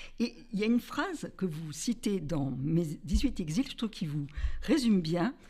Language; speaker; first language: French; native; French